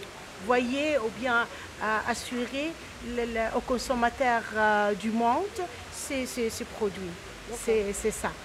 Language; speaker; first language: French; non-native, local second language; Arabic